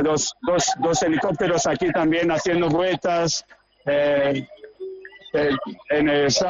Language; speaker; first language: Spanish; non-native, fluent; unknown